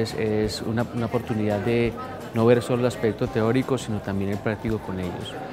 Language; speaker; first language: Spanish; native; Spanish